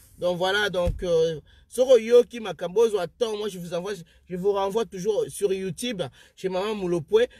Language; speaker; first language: French; non-native, local second language; Lingala